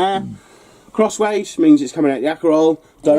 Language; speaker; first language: English; native; English